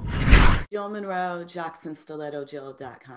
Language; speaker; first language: English; native; English